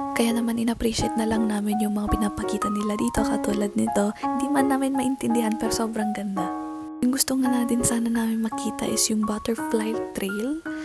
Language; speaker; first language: Filipino; non-native, local second language; Iloko